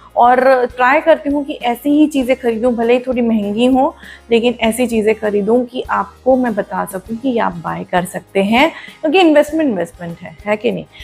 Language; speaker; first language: Hindi; non-native, local second language; Marathi